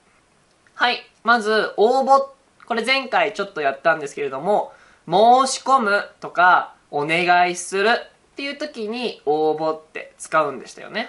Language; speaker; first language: Japanese; native; Japanese